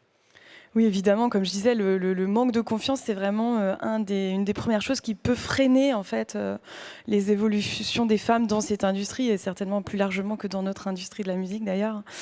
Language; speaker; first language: French; native; French